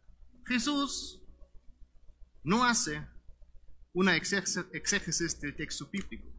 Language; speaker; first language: Spanish; non-native, fluent; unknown